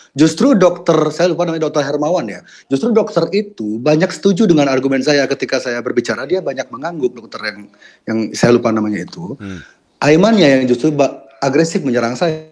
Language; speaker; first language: Indonesian; native; Indonesian